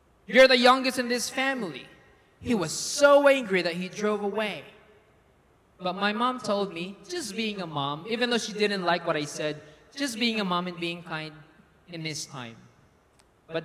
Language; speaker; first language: English; non-native, local second language; Filipino